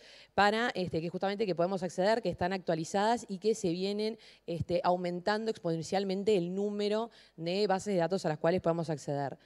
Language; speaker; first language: Spanish; native; Spanish